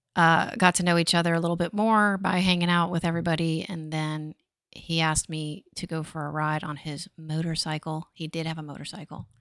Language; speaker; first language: English; native; English